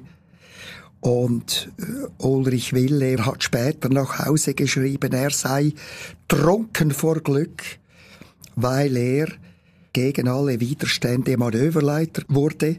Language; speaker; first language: German; native; German